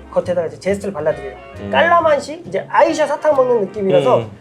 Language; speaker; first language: Korean; native; Korean